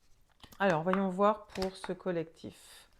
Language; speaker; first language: French; native; French